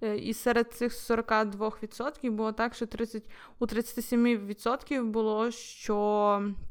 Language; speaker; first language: Ukrainian; non-native, local second language; Russian